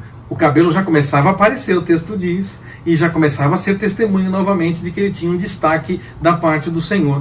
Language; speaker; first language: Portuguese; native; Portuguese